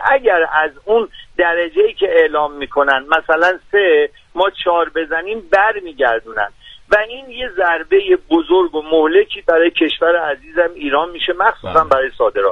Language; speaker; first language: Persian; native; Persian